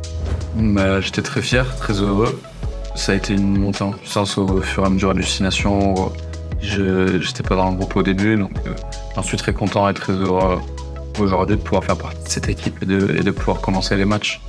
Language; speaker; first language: French; native; French